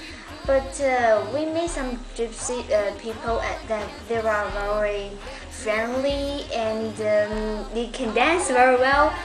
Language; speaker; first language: English; non-native, learner; Chinese